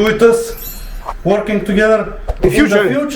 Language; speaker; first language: English; non-native, learner; Bulgarian